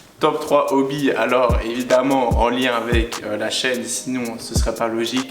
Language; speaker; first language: French; early bilingual, other home language; Russian